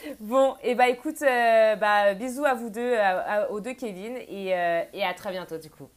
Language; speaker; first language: French; native; French